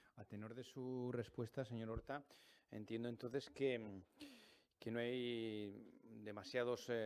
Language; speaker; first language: Spanish; non-native, local second language; Catalan